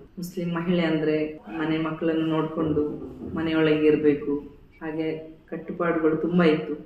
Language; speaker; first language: Kannada; non-native, local second language; Badaga